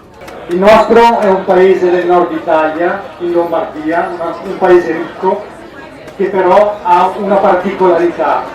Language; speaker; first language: Italian; native; Italian